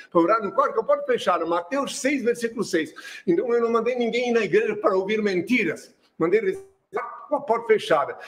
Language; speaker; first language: Portuguese; non-native, fluent; French